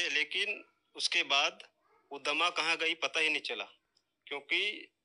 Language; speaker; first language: Hindi; native; Hindi